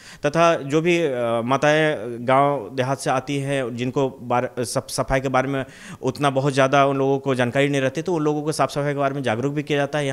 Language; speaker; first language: Hindi; native; Hindi